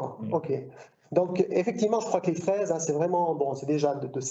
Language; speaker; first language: French; native; French